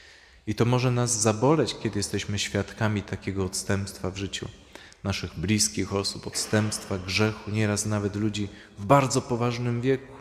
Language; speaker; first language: Polish; native; Polish